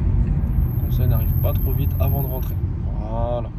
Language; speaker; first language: French; native; French